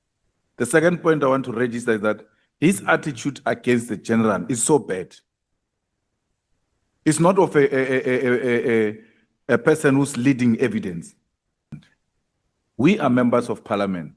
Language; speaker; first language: English; non-native, local second language; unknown